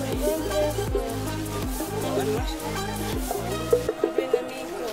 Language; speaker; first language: Spanish; non-native, learner; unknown